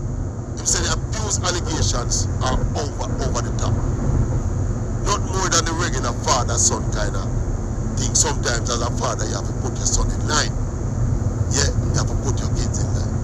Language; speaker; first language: English; non-native, local second language; Jamaican Creole English